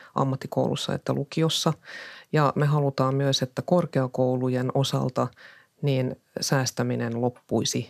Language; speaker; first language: Finnish; non-native, local second language; Swedish